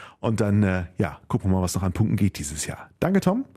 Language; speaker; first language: German; native; German